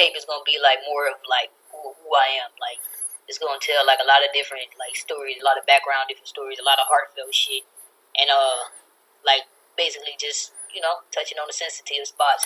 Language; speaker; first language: English; native; English